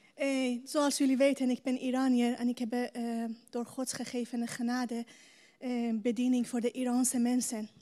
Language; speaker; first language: Dutch; non-native, learner; Persian